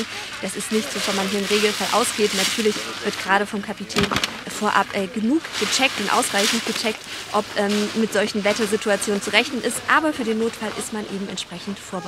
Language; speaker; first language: German; native; German